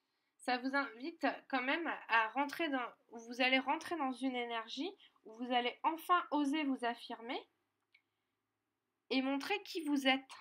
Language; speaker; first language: French; native; French